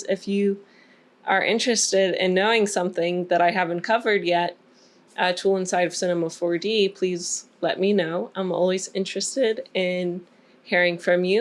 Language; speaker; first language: English; native; English